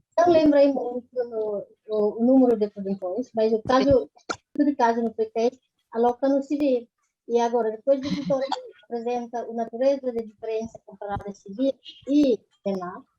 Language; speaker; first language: Portuguese; non-native, local second language; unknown